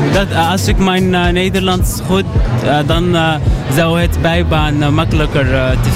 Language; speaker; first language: Dutch; non-native, learner; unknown